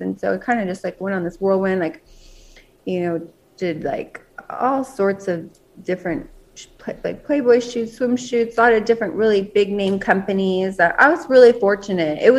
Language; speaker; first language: English; native; English